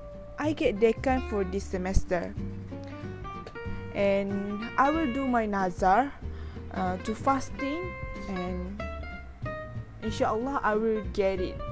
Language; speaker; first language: English; non-native, learner; Malay